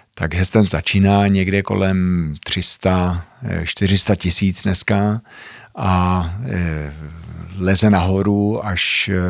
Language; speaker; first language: Czech; early bilingual, heritage; Czech